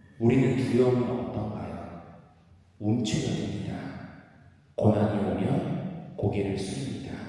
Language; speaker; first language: Korean; native; Korean